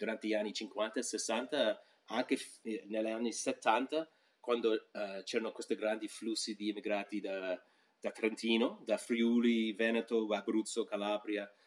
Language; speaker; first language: Italian; non-native, fluent; English